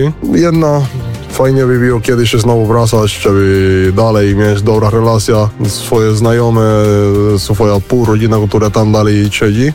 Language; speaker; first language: Polish; non-native, learner; Spanish